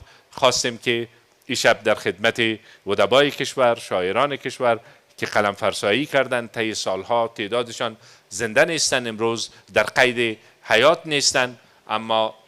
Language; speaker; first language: Persian; native; Persian